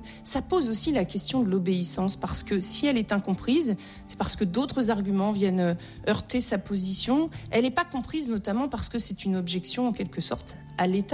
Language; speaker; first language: French; native; French